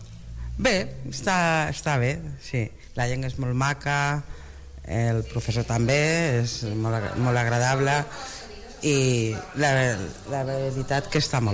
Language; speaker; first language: Catalan; non-native, fluent; Spanish